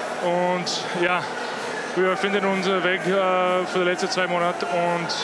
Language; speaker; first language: German; non-native, learner; English